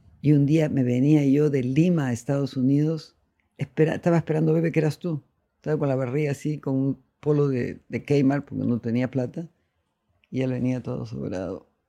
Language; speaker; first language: Spanish; native; Spanish